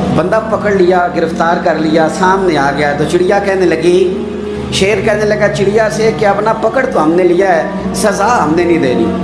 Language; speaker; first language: Urdu; non-native, local second language; Punjabi